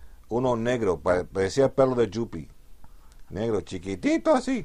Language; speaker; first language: Spanish; early bilingual, heritage; Spanish